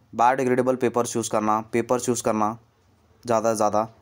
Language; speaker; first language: Hindi; non-native, local second language; Kannada